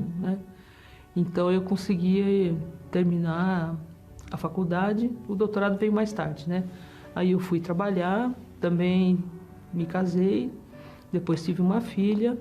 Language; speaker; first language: Portuguese; early bilingual, other home language; German